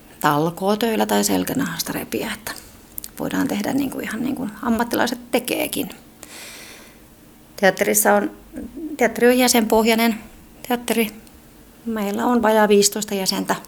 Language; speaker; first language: Finnish; native; Finnish